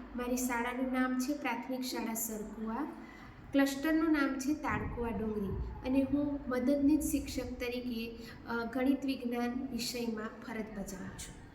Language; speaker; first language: Gujarati; native; Gujarati